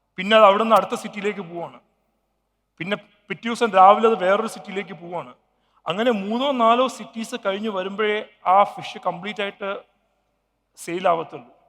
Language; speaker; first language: Malayalam; early bilingual, heritage; Malayalam